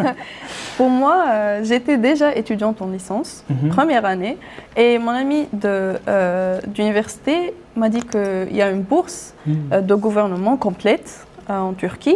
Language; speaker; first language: French; non-native, local second language; Arabic